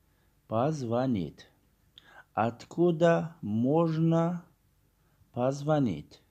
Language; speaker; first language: Russian; non-native, local second language; Tajik